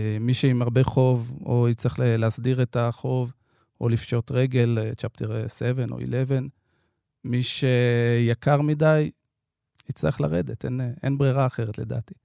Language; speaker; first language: Hebrew; native; Hebrew